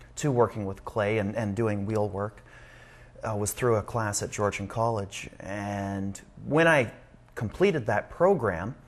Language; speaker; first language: English; native; English